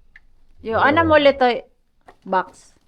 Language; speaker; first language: Finnish; non-native, learner; Filipino